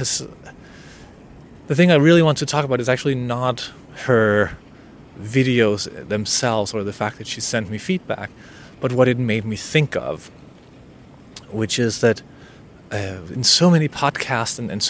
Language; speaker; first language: English; non-native, fluent; Danish